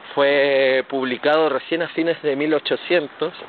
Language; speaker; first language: Spanish; native; Spanish